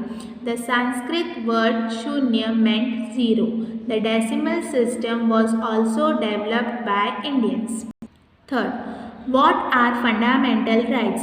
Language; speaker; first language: English; non-native, local second language; Hindi